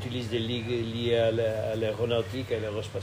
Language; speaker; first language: French; non-native, fluent; Portuguese